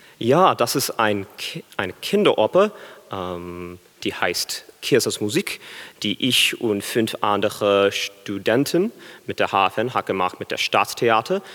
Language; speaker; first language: German; non-native, learner; English